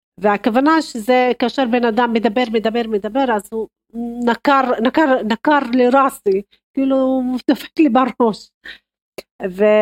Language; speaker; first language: Hebrew; non-native, local second language; Arabic